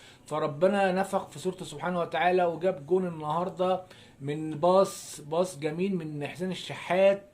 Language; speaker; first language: Arabic; native; Arabic